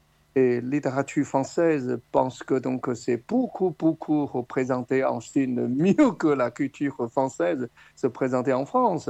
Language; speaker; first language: French; non-native, fluent; Chinese